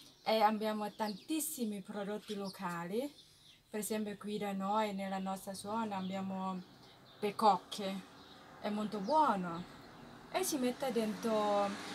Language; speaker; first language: Italian; non-native, learner; Thai